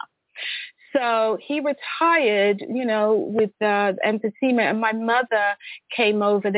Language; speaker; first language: English; native; English